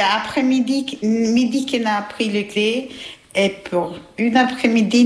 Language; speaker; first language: French; non-native, learner; Albanian